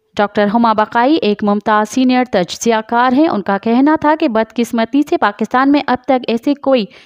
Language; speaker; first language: Urdu; non-native, local second language; Sindhi